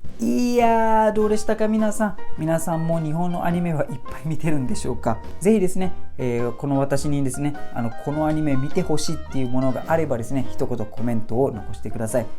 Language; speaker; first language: Japanese; non-native, fluent; Malay